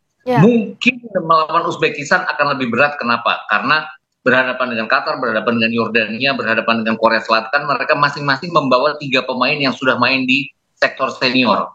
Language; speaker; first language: Indonesian; native; Indonesian